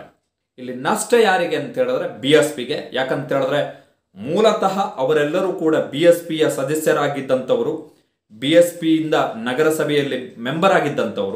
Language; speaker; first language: Kannada; native; Kannada